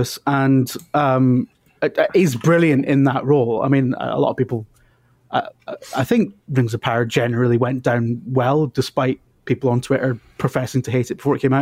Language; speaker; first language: English; native; English